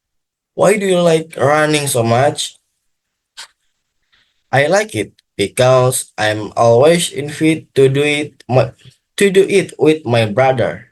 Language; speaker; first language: English; non-native, learner; Indonesian